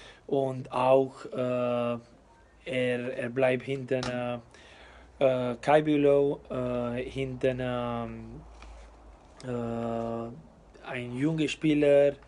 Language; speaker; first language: German; non-native, learner; Spanish